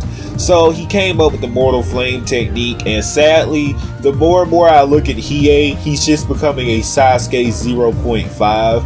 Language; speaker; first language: English; native; English